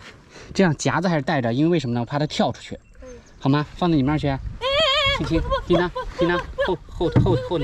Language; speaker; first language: Chinese; native; Chinese